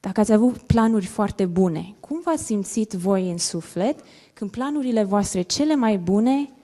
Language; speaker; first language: Romanian; non-native, learner; English